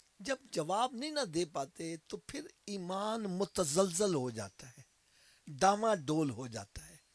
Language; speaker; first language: Urdu; non-native, local second language; Punjabi